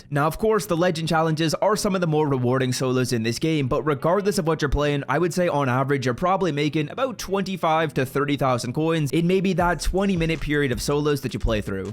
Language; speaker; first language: English; native; English